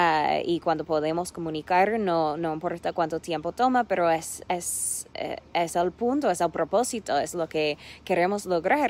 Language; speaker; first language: Spanish; non-native, fluent; English